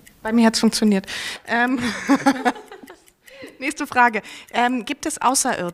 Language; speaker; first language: German; native; German